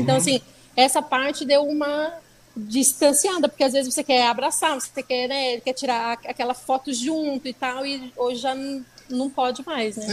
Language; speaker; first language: Portuguese; native; Portuguese